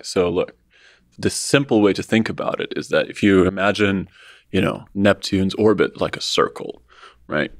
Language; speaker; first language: English; early bilingual, other home language; Russian